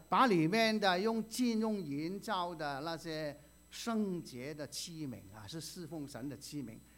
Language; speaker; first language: Chinese; non-native, local second language; Cantonese